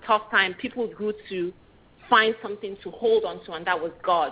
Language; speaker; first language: English; non-native, local second language; Yoruba